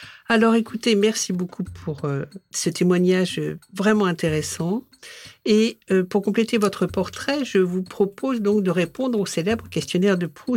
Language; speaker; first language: French; native; French